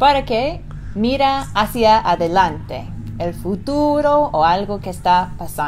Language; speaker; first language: Spanish; non-native, fluent; English